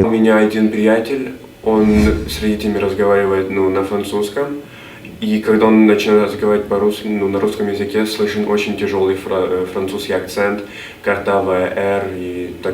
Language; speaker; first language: Russian; early bilingual, other home language; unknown